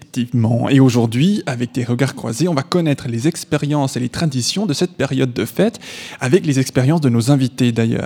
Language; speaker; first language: French; native; French